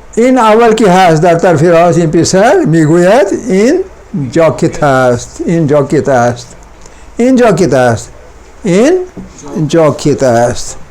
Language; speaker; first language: Persian; non-native, fluent; Urdu